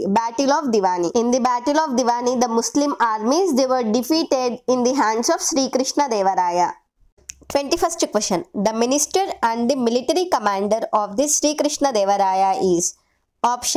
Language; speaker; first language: English; non-native, local second language; Telugu